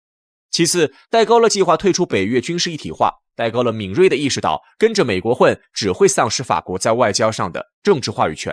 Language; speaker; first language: Chinese; native; Chinese